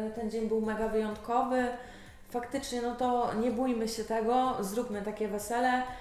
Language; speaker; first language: Polish; native; Polish